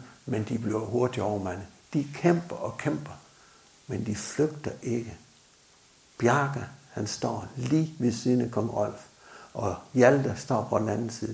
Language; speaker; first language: Danish; native; Danish